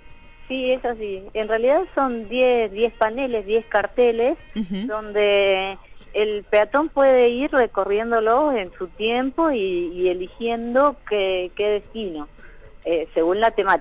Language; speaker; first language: Spanish; native; Spanish